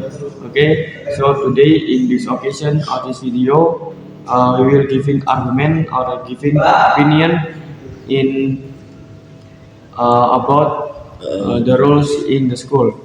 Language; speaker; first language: English; non-native, learner; Indonesian